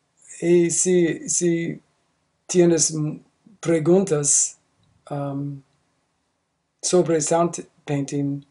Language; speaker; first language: Spanish; non-native, learner; English